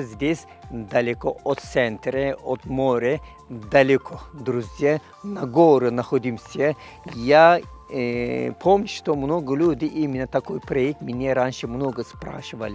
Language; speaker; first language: Russian; non-native, fluent; Turkish